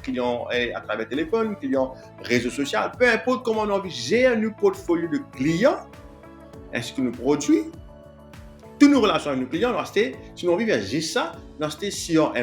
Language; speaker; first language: French; non-native, local second language; Morisyen